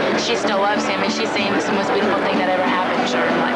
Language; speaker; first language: English; native; English